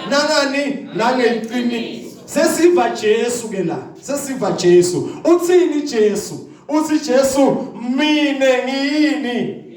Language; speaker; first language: Zulu; non-native, local second language; Swati